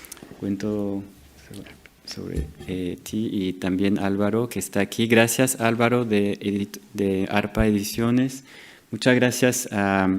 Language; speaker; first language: Spanish; non-native, fluent; French